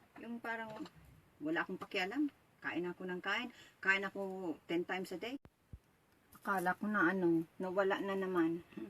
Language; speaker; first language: Filipino; native; Filipino